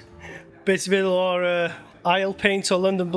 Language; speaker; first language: Welsh; native; Welsh